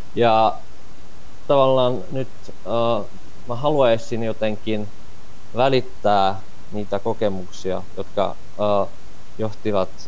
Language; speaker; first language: Finnish; non-native, fluent; Czech